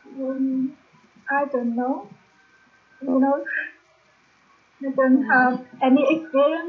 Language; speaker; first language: English; non-native, learner; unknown